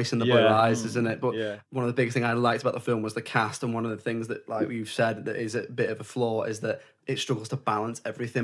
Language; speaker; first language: English; native; English